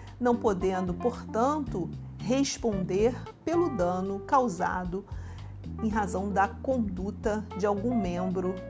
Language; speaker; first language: Portuguese; native; Portuguese